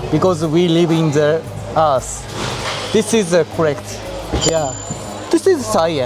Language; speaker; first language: English; non-native, learner; Japanese